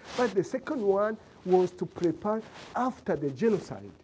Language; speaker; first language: English; non-native, local second language; Kinyarwanda